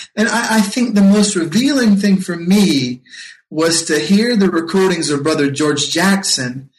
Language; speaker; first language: English; native; English